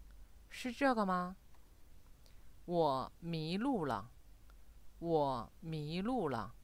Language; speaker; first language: Chinese; non-native, fluent; Korean